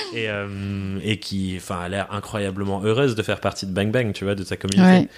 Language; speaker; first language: French; early bilingual, other home language; English